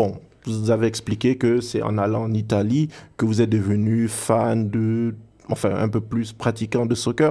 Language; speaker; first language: French; native; French